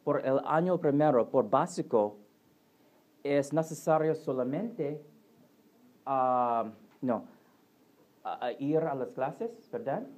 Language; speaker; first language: Spanish; non-native, learner; English